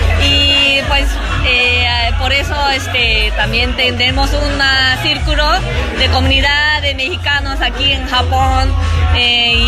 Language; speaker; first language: Spanish; non-native, learner; Japanese